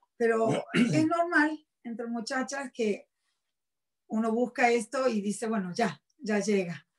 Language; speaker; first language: Spanish; native; Spanish